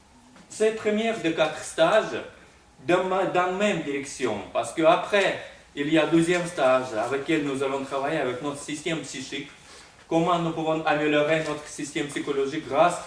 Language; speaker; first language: French; non-native, fluent; Russian